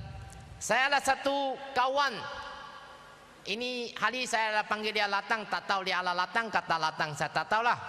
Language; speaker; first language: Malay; non-native, local second language; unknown